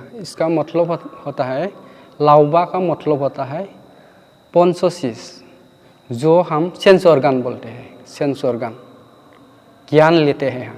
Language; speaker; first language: Hindi; non-native, local second language; Bodo